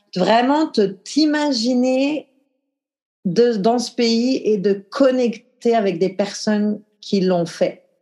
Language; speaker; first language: French; native; French